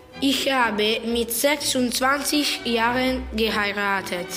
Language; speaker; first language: German; non-native, learner; Italian